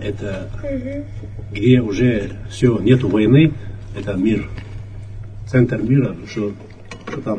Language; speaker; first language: Russian; non-native, local second language; Chechen